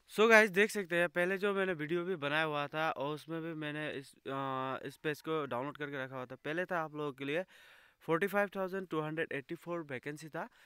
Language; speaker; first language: Hindi; non-native, local second language; Assamese